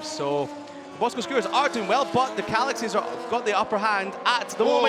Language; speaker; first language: English; native; English